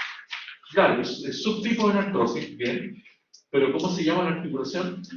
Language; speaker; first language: Spanish; native; Spanish